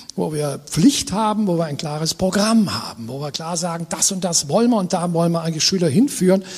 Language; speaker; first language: German; native; German